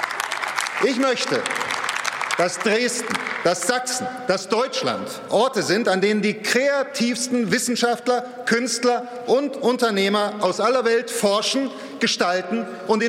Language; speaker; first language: German; native; German